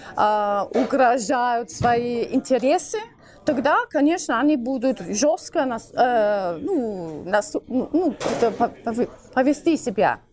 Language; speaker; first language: Russian; non-native, fluent; English